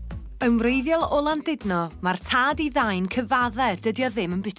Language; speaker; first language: Welsh; native; Welsh